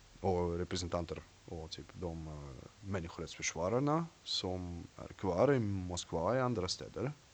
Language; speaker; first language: Swedish; non-native, fluent; Russian